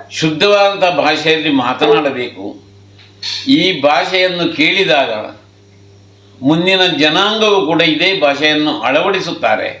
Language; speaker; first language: Kannada; native; Kannada